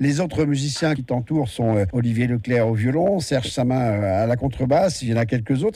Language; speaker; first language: French; native; French